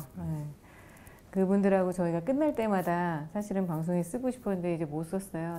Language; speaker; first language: Korean; native; Korean